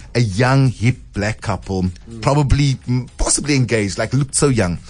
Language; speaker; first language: English; native; English